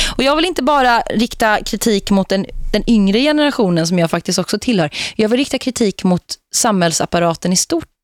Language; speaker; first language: Swedish; native; Swedish